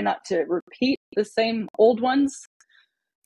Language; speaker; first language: English; native; English